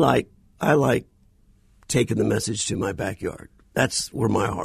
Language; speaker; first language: English; native; English